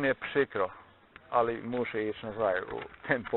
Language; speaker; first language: Polish; non-native, learner; Slovenian